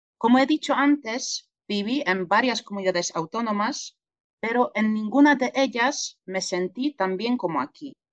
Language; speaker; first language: Spanish; non-native, fluent; Polish